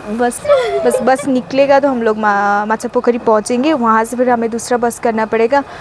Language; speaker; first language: Hindi; non-native, fluent; Nepali